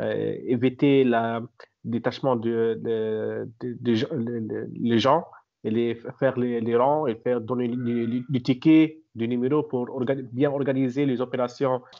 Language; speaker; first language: French; non-native, local second language; Arabic